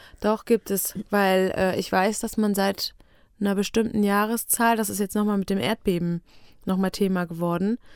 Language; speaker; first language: German; native; German